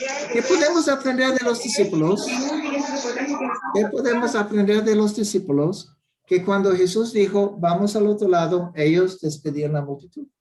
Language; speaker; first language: Spanish; non-native, fluent; English